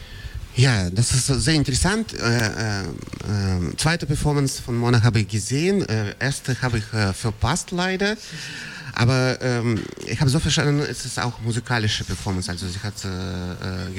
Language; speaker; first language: German; non-native, fluent; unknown